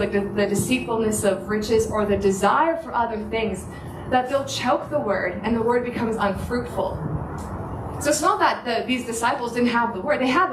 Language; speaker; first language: English; native; English